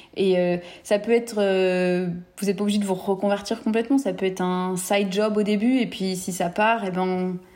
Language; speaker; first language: French; native; French